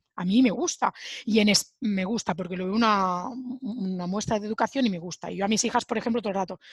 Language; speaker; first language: Spanish; native; Spanish